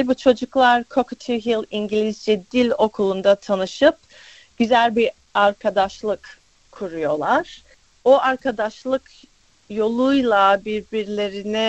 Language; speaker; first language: Turkish; early bilingual, other home language; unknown